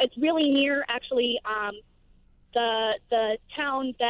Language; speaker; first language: English; native; English